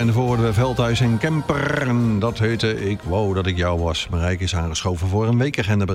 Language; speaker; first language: Dutch; native; Dutch